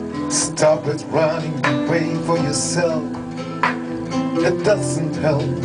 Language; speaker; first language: English; non-native, learner; Dutch